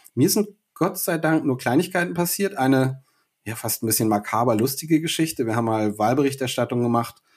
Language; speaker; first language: German; native; German